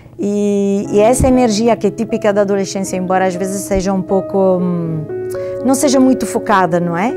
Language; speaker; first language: Portuguese; non-native, fluent; Italian